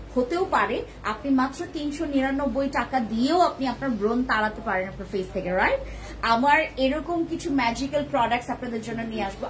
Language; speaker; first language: Bangla; non-native, local second language; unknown